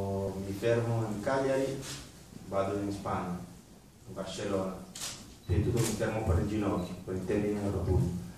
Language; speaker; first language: Italian; non-native, fluent; Spanish